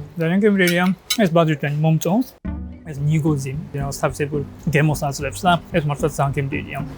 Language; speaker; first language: Georgian; non-native, fluent; Japanese